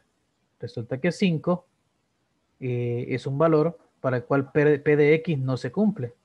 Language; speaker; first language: Spanish; native; Spanish